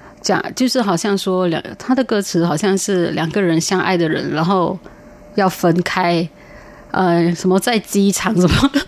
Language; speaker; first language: Chinese; native; Chinese